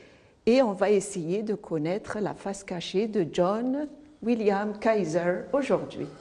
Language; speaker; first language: French; non-native, local second language; Arabic